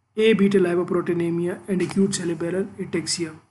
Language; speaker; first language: English; non-native, local second language; Urdu